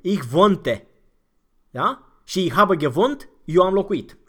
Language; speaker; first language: German; non-native, fluent; Romanian